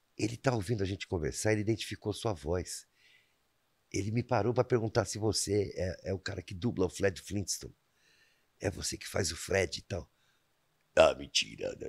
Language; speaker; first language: Portuguese; native; Portuguese